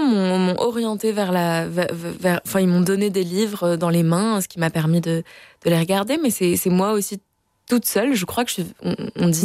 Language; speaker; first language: French; native; French